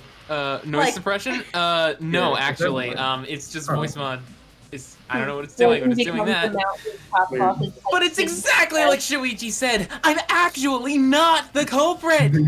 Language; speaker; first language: English; native; English